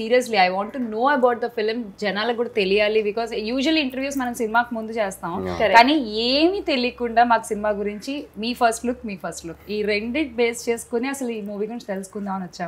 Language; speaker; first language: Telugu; native; Telugu